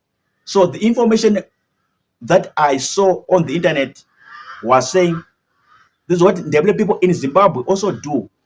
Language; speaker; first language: English; non-native, local second language; Shona